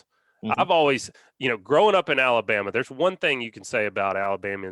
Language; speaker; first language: English; native; English